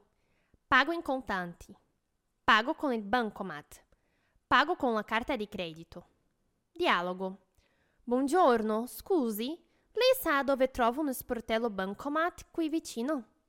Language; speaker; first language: Italian; non-native, fluent; Portuguese